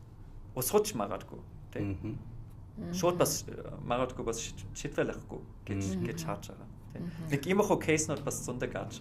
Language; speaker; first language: Mongolian; non-native, fluent; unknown